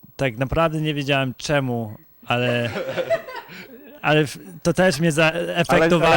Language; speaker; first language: Polish; early bilingual, heritage; Polish